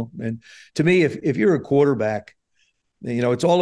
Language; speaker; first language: English; native; English